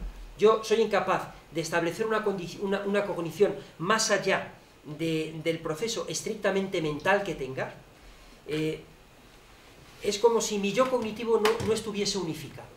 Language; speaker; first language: Spanish; native; Spanish